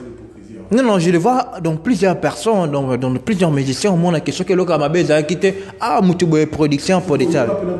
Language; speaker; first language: French; non-native, local second language; Lingala